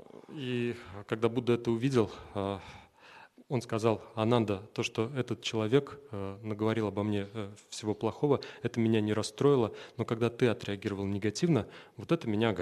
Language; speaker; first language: Russian; native; Russian